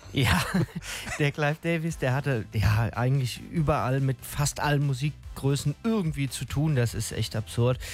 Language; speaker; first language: German; native; German